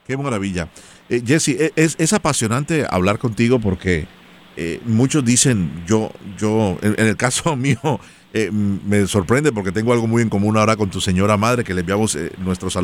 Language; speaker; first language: Spanish; native; Spanish